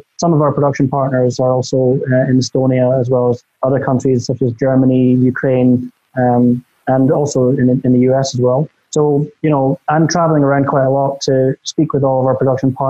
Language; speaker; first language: English; native; English